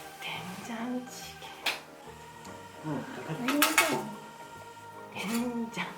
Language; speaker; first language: Korean; non-native, learner; Japanese